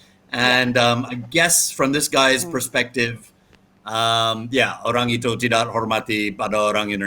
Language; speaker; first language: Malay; non-native, learner; English